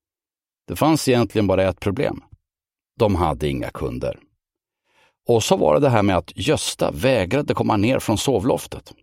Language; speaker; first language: Swedish; native; Swedish